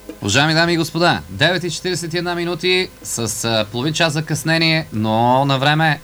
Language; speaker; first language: Bulgarian; native; Bulgarian